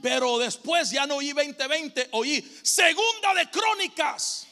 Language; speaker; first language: Spanish; native; Spanish